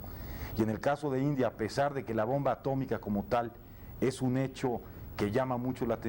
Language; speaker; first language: Spanish; native; Spanish